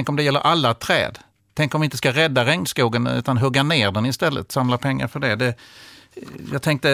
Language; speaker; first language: Swedish; native; Swedish